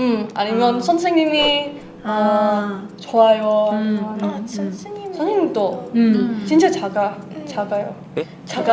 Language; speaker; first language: Korean; non-native, learner; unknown